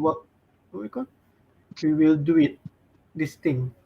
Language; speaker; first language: English; non-native, fluent; Malay